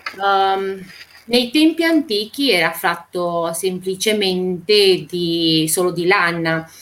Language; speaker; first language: Italian; non-native, fluent; Romanian